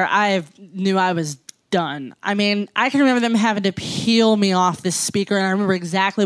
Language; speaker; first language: English; native; English